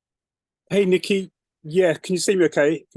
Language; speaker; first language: English; native; English